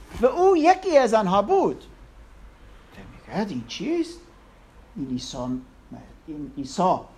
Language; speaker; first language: Persian; non-native, learner; English